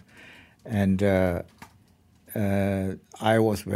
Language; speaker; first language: English; non-native, local second language; Malay